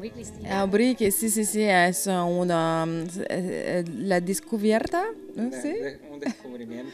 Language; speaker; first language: Spanish; non-native, learner; Italian